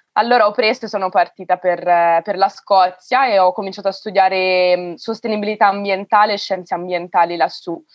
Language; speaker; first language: Italian; native; Italian